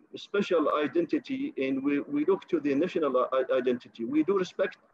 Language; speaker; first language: English; non-native, fluent; Arabic